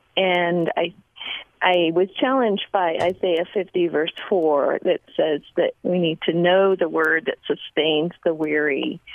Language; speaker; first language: English; early bilingual, other home language; Spanish